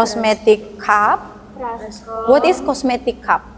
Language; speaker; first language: English; non-native, learner; Indonesian